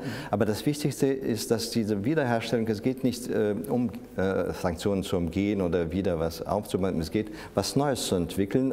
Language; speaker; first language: German; non-native, fluent; Russian